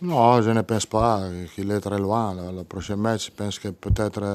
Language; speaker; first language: French; non-native, learner; Italian